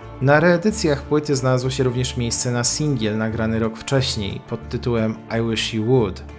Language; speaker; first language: Polish; native; Polish